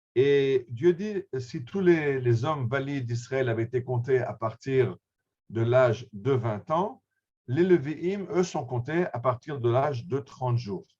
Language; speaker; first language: French; native; French